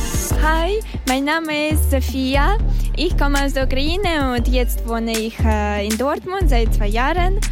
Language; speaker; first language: German; non-native, learner; Russian